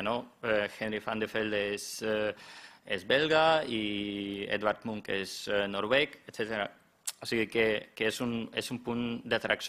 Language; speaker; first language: Catalan; non-native, fluent; German